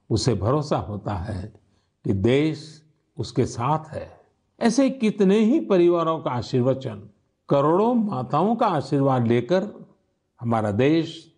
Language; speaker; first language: Hindi; non-native, local second language; Gujarati